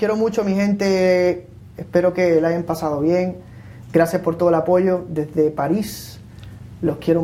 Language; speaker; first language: Spanish; native; Spanish